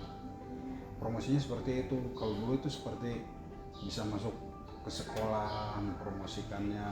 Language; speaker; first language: Indonesian; native; Indonesian